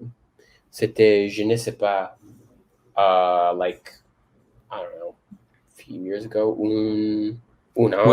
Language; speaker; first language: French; non-native, learner; English